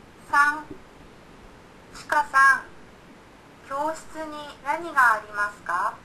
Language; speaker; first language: Japanese; non-native, learner; Indonesian